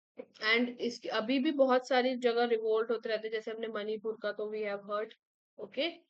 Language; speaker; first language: Hindi; native; Hindi